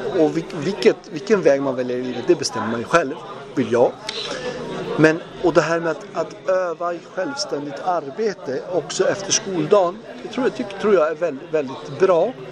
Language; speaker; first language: Swedish; early bilingual, other home language; Turoyo